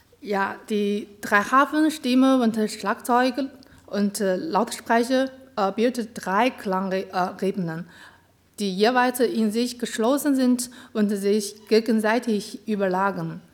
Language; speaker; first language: German; non-native, learner; Chinese